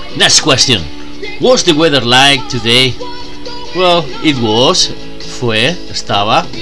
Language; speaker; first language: English; non-native, fluent; Spanish